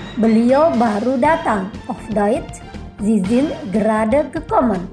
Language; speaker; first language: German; non-native, fluent; Indonesian